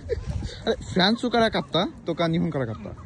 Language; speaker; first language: Japanese; non-native, learner; Bangla